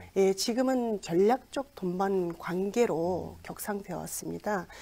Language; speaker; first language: Korean; non-native, fluent; Mongolian